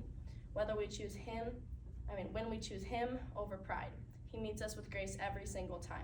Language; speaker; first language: English; native; English